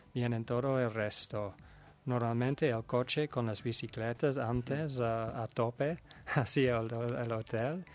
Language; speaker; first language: Spanish; non-native, fluent; Dutch